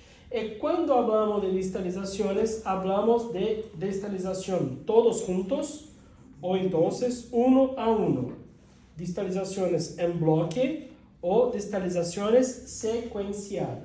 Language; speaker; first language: Spanish; non-native, fluent; Portuguese